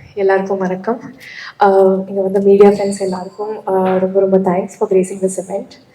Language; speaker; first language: Tamil; non-native, learner; Telugu